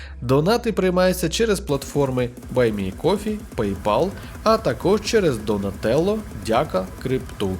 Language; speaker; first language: Ukrainian; native; Ukrainian